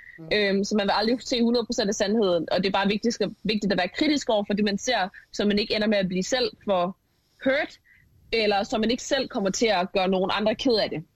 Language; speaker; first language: Danish; native; Danish